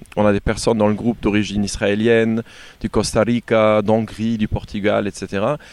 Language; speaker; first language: French; native; French